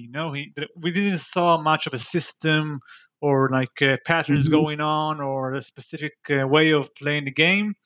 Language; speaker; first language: English; non-native, fluent; Hebrew